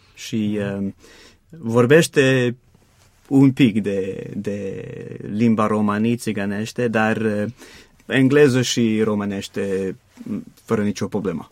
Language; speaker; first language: Romanian; non-native, fluent; English